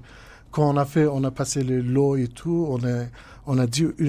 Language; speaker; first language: French; non-native, learner; Kurdish